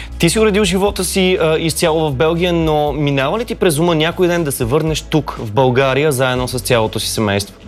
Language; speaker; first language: Bulgarian; native; Bulgarian